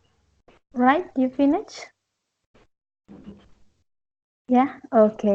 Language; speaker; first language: English; non-native, learner; Spanish